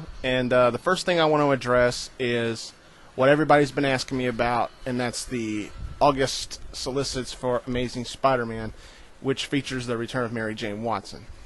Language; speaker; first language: English; native; English